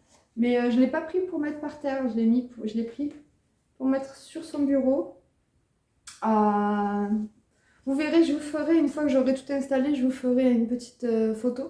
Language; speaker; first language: French; native; French